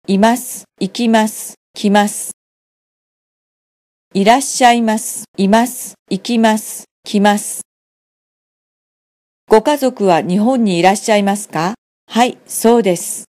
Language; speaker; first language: Japanese; non-native, fluent; Vietnamese